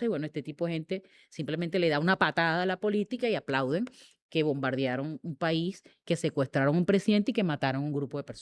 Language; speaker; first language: Spanish; native; Spanish